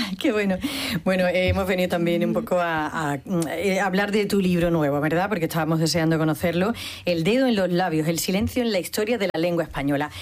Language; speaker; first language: Spanish; native; Spanish